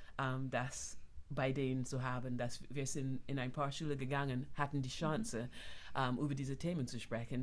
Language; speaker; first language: German; non-native, fluent; English